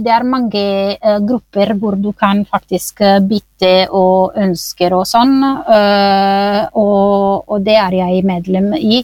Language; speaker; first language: Norwegian; non-native, fluent; Italian